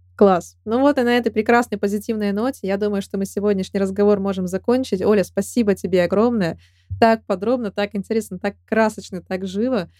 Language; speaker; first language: Russian; native; Russian